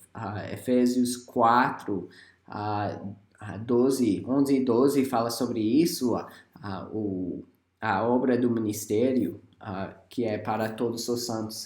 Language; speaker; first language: Portuguese; non-native, fluent; English